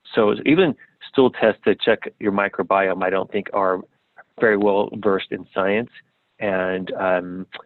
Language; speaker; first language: English; native; English